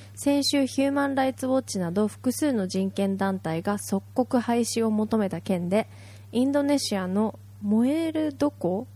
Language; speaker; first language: Japanese; native; Japanese